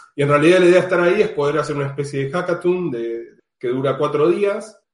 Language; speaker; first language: Spanish; native; Spanish